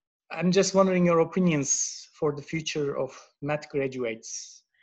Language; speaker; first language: English; non-native, fluent; Turkish